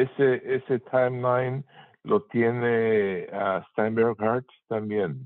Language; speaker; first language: Spanish; early bilingual, heritage; Spanish